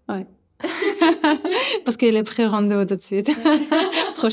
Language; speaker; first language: French; non-native, learner; Russian